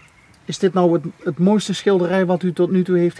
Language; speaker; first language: Dutch; native; Dutch